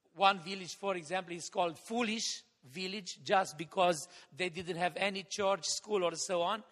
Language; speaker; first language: English; non-native, fluent; Romanian